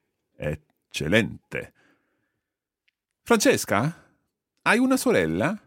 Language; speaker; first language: Italian; non-native, fluent; English